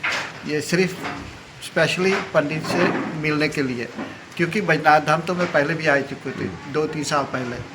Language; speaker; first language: Hindi; early bilingual, heritage; Hindi